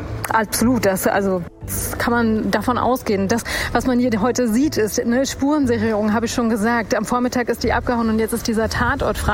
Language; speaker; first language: German; native; German